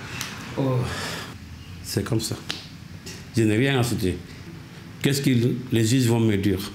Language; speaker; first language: French; non-native, learner; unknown